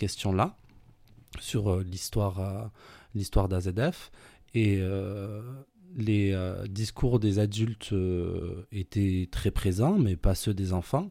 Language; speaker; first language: French; native; French